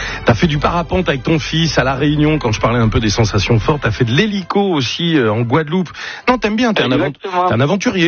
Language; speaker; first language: French; native; French